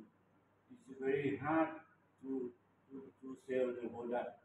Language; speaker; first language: English; non-native, learner; Thai